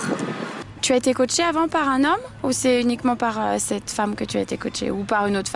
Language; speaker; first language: French; native; French